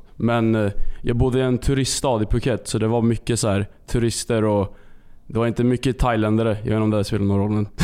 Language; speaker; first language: Swedish; early bilingual, other home language; Thai